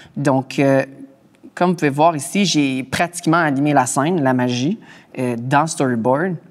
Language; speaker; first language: French; native; French